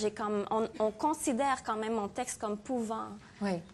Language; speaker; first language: French; native; French